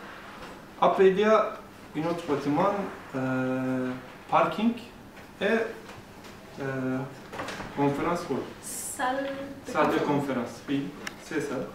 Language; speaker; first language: French; non-native, learner; Turkish